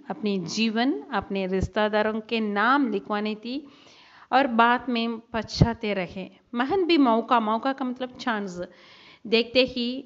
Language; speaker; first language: Hindi; non-native, local second language; Tamil